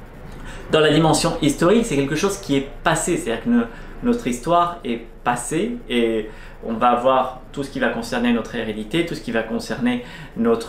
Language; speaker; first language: French; native; French